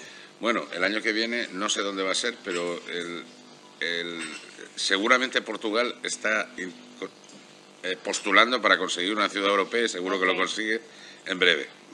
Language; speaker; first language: Spanish; native; Spanish